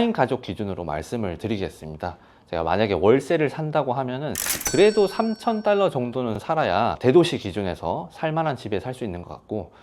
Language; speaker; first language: Korean; non-native, local second language; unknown